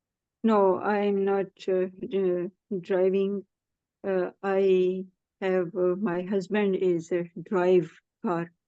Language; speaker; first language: English; non-native, learner; Urdu